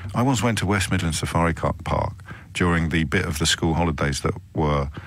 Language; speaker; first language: English; native; English